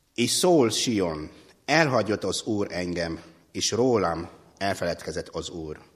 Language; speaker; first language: Hungarian; non-native, fluent; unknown